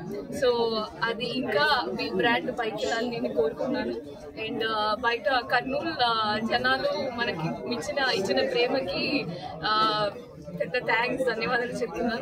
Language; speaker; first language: Telugu; non-native, fluent; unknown